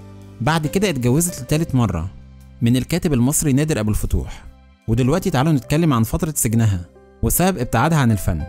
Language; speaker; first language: Arabic; native; Arabic